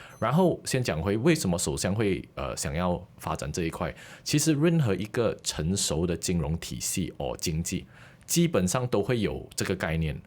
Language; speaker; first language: Chinese; native; Chinese